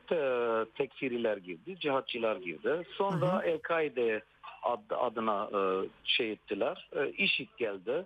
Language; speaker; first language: Turkish; non-native, fluent; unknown